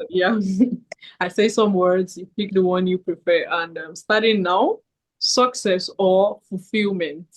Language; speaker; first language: English; native; English